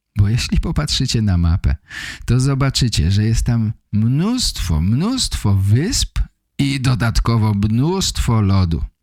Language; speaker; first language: Polish; native; Polish